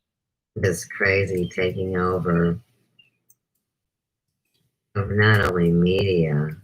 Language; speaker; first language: English; native; English